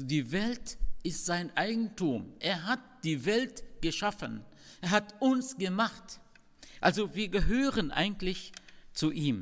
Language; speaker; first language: German; non-native, fluent; Arabic